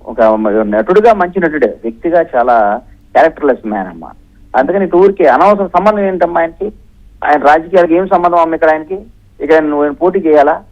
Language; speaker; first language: Telugu; native; Telugu